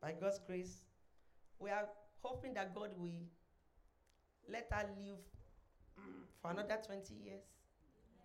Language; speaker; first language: English; non-native, local second language; Yoruba